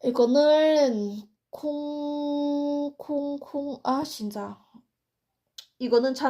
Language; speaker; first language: Korean; non-native, learner; Thai